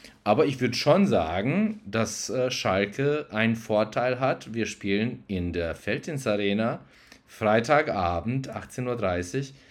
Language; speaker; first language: German; non-native, fluent; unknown